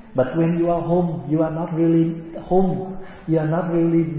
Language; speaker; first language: English; non-native, fluent; Vietnamese